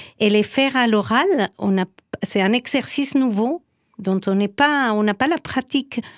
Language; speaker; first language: French; non-native, fluent; Spanish